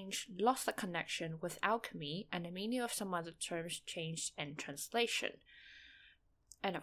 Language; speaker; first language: English; non-native, fluent; Chinese